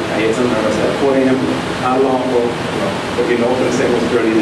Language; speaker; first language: Spanish; non-native, fluent; English